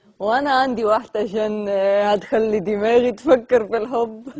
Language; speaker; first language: Egyptian Arabic; non-native, learner; Armenian